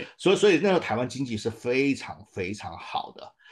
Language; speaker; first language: Chinese; native; Chinese